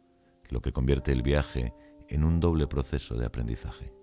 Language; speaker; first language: Spanish; native; Spanish